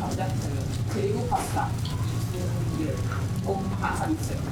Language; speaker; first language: Korean; non-native, fluent; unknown